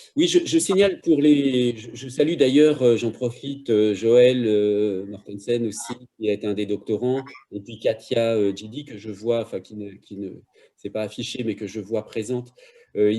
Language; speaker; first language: French; native; French